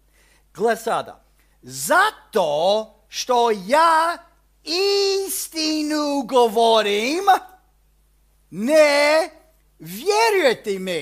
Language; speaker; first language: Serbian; early bilingual, heritage; Serbian